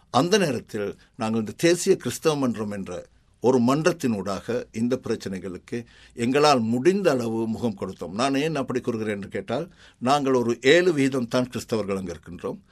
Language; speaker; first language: Tamil; native; Tamil